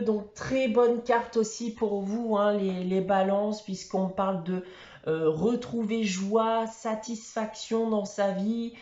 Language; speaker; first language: French; native; French